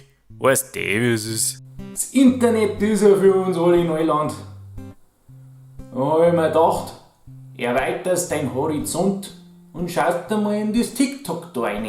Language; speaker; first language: German; native; German